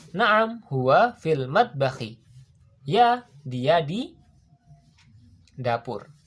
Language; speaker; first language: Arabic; non-native, learner; Indonesian